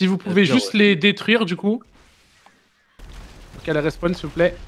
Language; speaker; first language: French; native; French